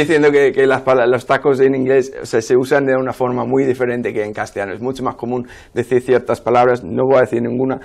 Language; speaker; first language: Spanish; non-native, fluent; English